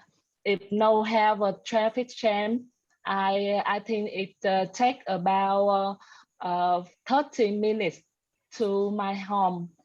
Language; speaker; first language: English; non-native, learner; Vietnamese